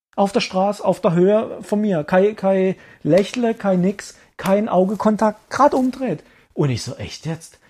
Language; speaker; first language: German; early bilingual, other home language; Italian